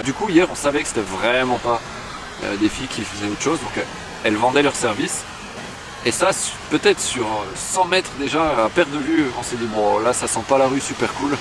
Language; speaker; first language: French; native; French